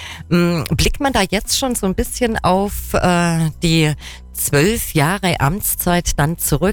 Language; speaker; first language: German; native; German